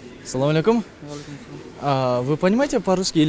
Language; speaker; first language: Russian; non-native, local second language; Kyrgyz